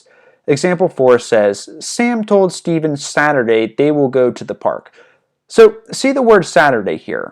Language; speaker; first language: English; native; English